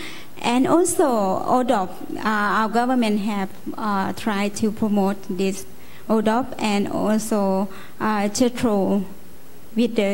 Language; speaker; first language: English; non-native, learner; Lao